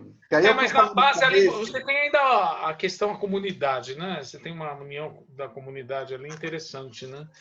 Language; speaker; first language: Portuguese; native; Portuguese